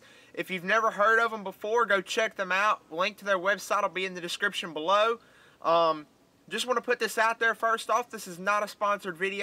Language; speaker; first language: English; native; English